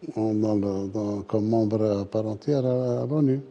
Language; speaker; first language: French; non-native, local second language; Arabic